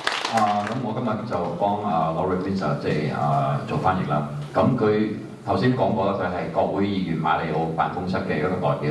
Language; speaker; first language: Cantonese; native; Cantonese